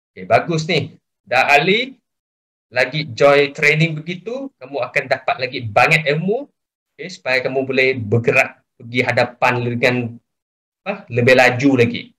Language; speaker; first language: Malay; non-native, local second language; Chinese